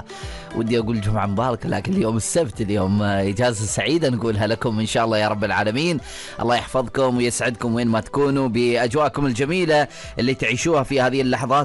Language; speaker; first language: Arabic; native; Arabic